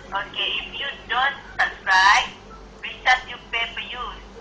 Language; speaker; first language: English; non-native, learner; Malay